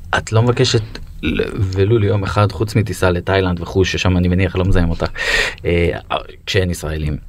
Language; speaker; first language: Hebrew; native; Hebrew